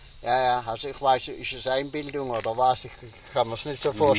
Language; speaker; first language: German; native; German